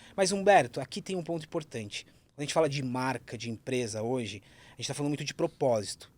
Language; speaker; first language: Portuguese; native; Portuguese